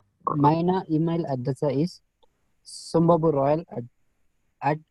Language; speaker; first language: German; non-native, learner; Telugu